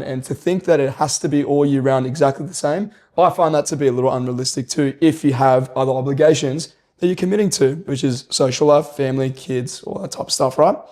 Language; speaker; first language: English; native; English